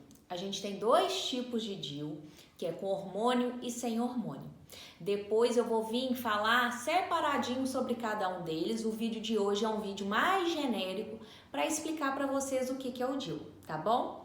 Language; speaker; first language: Portuguese; native; Portuguese